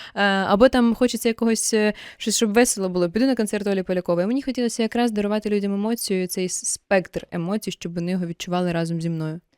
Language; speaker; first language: Ukrainian; non-native, local second language; Russian